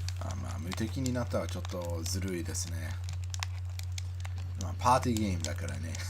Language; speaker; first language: Japanese; non-native, learner; English